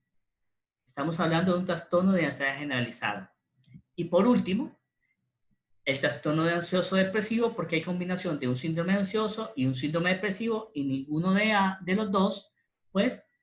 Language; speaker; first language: Spanish; native; Spanish